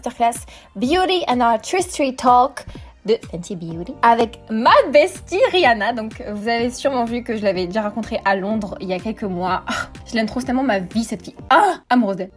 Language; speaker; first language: French; early bilingual, other home language; Arabic